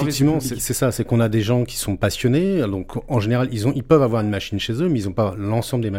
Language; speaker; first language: French; native; French